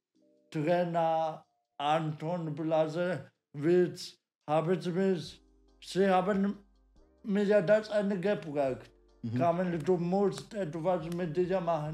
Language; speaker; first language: German; non-native, learner; Polish